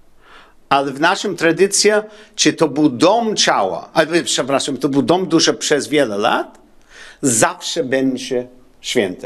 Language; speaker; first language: Polish; non-native, learner; English